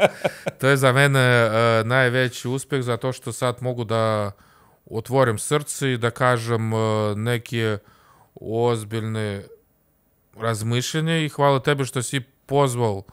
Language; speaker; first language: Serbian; non-native, learner; Russian